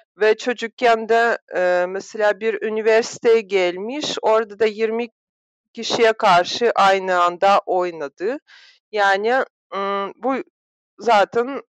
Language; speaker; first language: Turkish; non-native, fluent; Russian